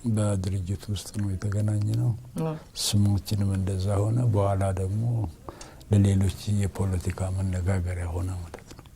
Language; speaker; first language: Amharic; non-native, local second language; Oromo